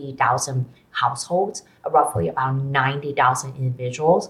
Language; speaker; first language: English; non-native, local second language; Cantonese